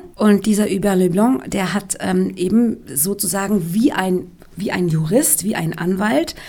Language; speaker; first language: German; native; German